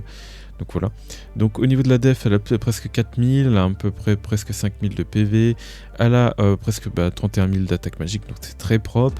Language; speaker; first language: French; native; French